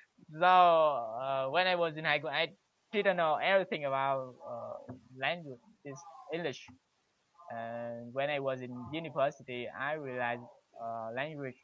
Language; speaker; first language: English; non-native, learner; Vietnamese